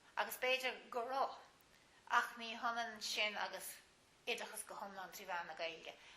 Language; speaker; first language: Irish; native; Irish